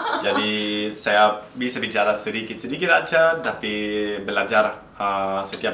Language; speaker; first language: Indonesian; non-native, learner; German